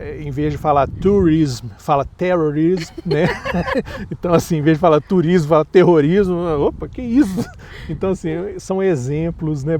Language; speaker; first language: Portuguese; native; Portuguese